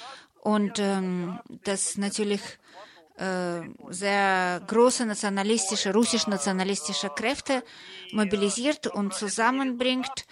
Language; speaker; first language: German; non-native, fluent; Russian